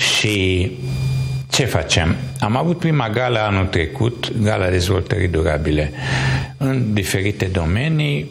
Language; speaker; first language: Romanian; non-native, local second language; Hungarian